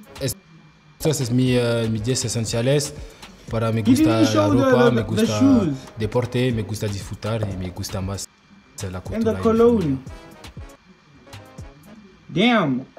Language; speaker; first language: Spanish; non-native, learner; French